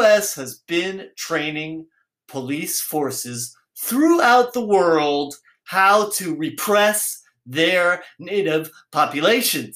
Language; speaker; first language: English; native; English